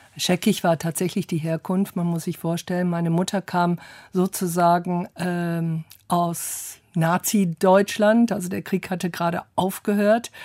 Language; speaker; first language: German; early bilingual, other home language; English